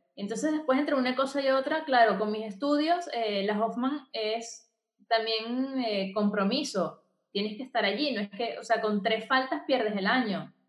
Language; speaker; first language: Spanish; native; Spanish